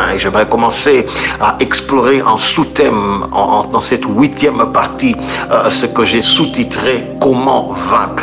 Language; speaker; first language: French; native; French